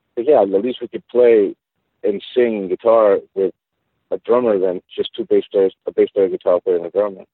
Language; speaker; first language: English; early bilingual, other home language; Spanish